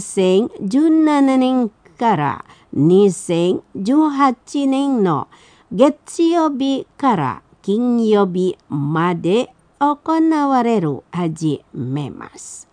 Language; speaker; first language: Japanese; non-native, fluent; Indonesian